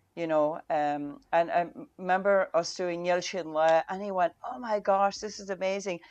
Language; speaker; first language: English; non-native, local second language; Irish